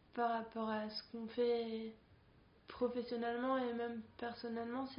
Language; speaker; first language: French; non-native, fluent; Spanish